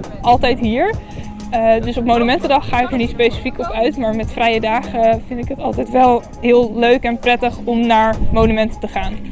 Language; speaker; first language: Dutch; native; Dutch